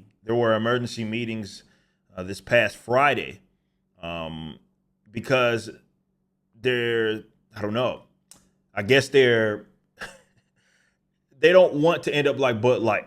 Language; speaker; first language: English; native; English